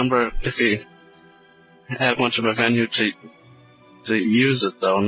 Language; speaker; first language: English; non-native, fluent; German